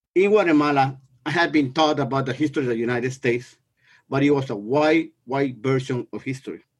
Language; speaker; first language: English; non-native, fluent; Spanish